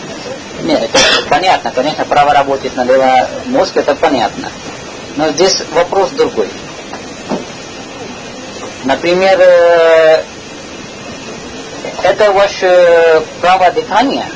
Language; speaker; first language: Russian; non-native, learner; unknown